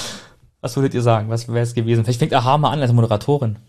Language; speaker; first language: German; native; German